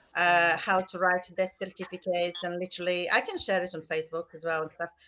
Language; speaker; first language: English; non-native, fluent; Bulgarian